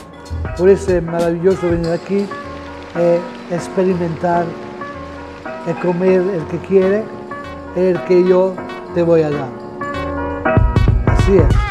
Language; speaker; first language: Spanish; non-native, fluent; Italian